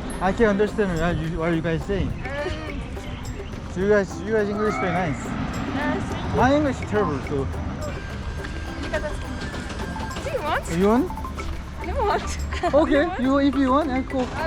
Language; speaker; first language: English; non-native, learner; Korean